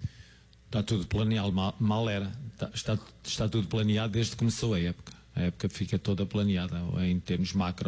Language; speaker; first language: Portuguese; native; Portuguese